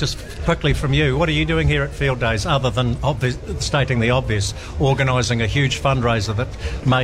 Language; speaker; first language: English; native; English